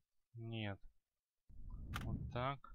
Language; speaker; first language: Russian; native; Russian